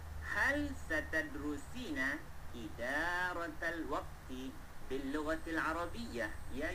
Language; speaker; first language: Arabic; non-native, fluent; Malay